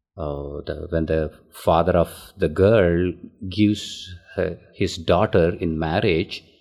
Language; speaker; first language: English; non-native, local second language; Tamil